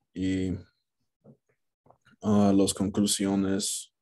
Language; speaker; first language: Spanish; non-native, learner; English